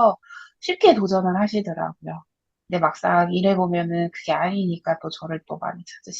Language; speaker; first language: Korean; native; Korean